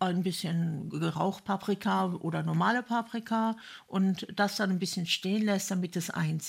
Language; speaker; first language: German; native; German